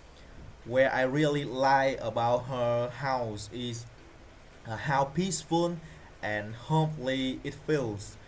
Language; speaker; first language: English; non-native, learner; Vietnamese